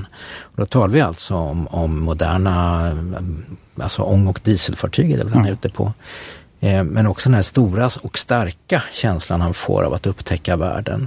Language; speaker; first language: Swedish; native; Swedish